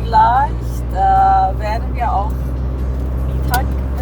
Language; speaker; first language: German; non-native, learner; Persian